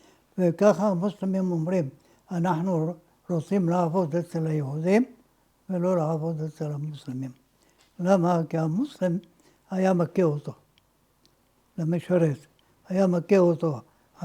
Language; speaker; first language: Hebrew; non-native, fluent; Ladino